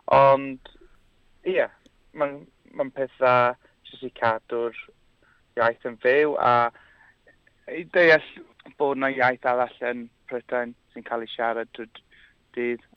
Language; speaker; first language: Welsh; non-native, local second language; English